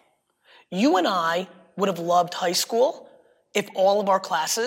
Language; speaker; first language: English; early bilingual, other home language; Russian